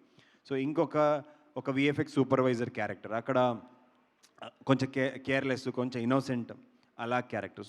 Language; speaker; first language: Telugu; non-native, learner; Kannada